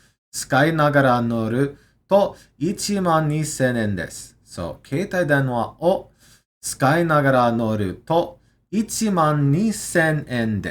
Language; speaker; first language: Japanese; non-native, learner; English